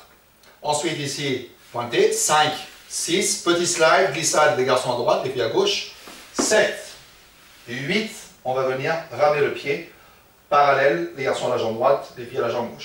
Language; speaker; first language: French; native; French